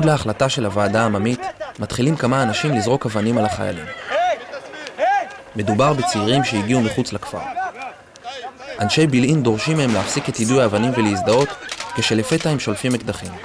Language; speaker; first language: Hebrew; native; Hebrew